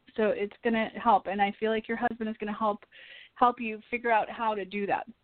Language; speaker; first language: English; native; English